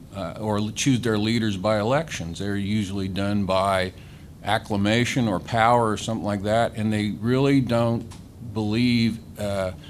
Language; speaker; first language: English; native; English